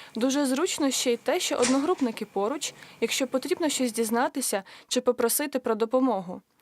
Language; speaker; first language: Ukrainian; native; Ukrainian